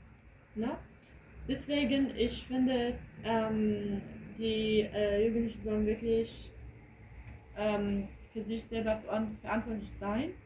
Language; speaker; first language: German; early bilingual, other home language; Kurdish